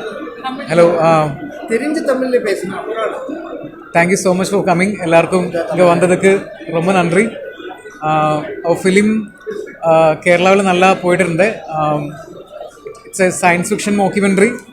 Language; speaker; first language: Tamil; non-native, learner; Malayalam